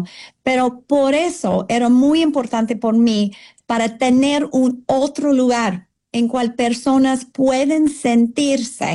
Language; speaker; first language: Spanish; non-native, fluent; English